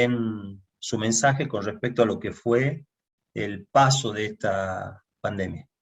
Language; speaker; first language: Spanish; native; Spanish